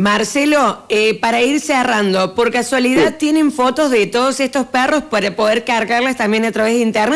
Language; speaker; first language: Spanish; native; Spanish